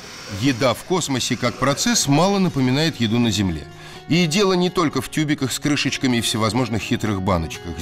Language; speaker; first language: Russian; native; Russian